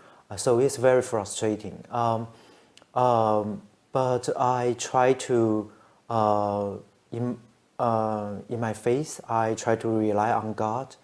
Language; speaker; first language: English; non-native, learner; Chinese